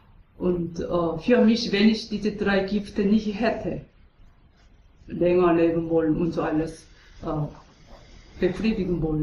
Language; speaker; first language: German; non-native, fluent; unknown